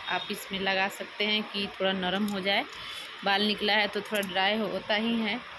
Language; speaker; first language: Hindi; native; Hindi